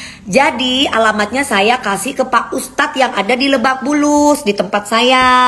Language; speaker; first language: Indonesian; native; Indonesian